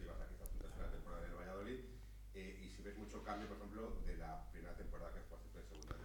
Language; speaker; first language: Spanish; native; Spanish